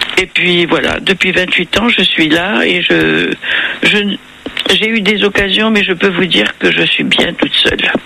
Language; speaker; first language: French; native; French